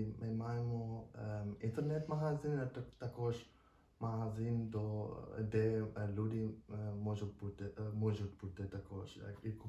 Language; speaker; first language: Ukrainian; non-native, learner; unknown